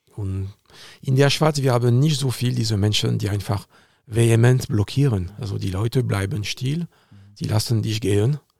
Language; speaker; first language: German; non-native, fluent; French